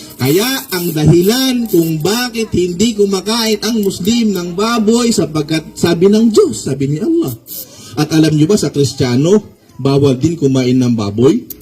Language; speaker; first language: Filipino; non-native, local second language; Waray